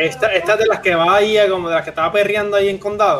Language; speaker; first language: Spanish; native; Spanish